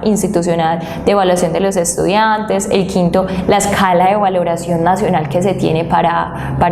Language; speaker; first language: Spanish; native; Spanish